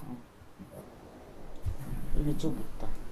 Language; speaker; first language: Korean; native; Korean